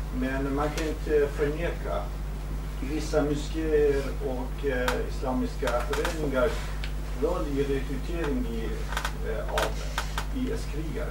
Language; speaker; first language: Swedish; non-native, fluent; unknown